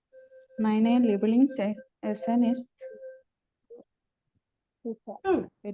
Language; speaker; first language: German; non-native, learner; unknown